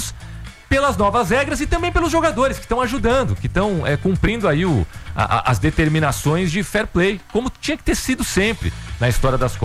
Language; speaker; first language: Portuguese; native; Portuguese